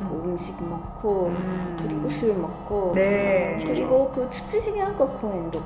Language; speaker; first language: Korean; non-native, fluent; Japanese